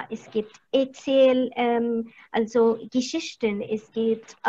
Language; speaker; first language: German; non-native, fluent; Arabic